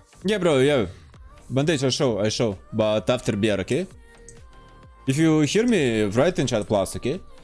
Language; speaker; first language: English; non-native, learner; Russian